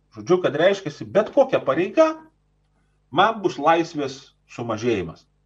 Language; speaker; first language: Lithuanian; native; Lithuanian